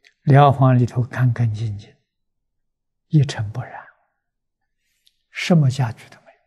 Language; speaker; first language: Chinese; native; Chinese